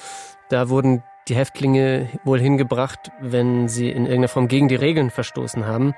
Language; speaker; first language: German; native; German